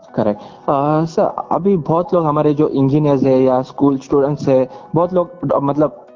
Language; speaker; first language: Hindi; non-native, local second language; Kannada